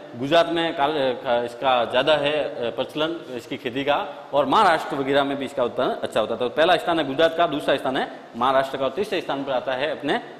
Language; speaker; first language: Hindi; native; Hindi